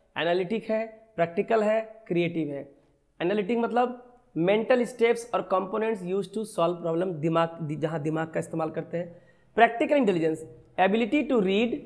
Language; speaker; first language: Hindi; native; Hindi